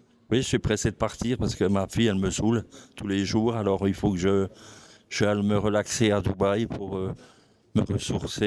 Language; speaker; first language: French; native; French